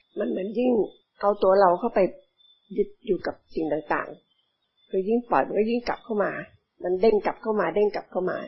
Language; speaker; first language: Thai; native; Thai